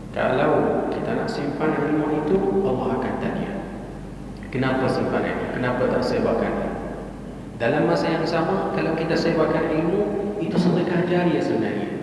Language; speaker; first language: Malay; non-native, fluent; Arabic